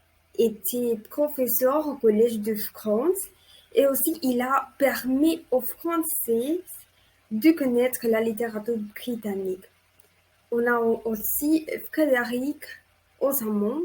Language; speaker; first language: French; non-native, learner; Spanish